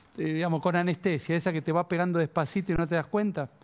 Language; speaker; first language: Spanish; native; Spanish